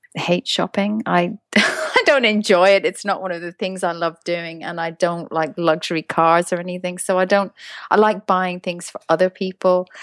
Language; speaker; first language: English; native; English